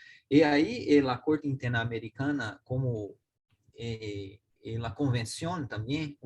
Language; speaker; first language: Spanish; non-native, learner; Portuguese